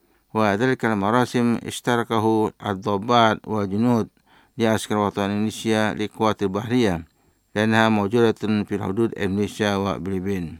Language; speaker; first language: Arabic; non-native, fluent; Indonesian